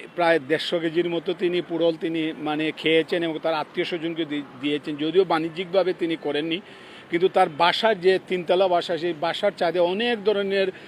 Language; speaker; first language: Bangla; native; Bangla